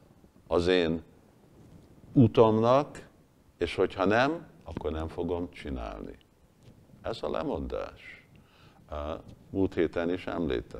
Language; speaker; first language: Hungarian; early bilingual, heritage; Hungarian